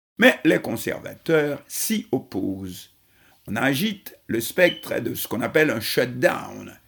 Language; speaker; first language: French; non-native, local second language; Haitian Creole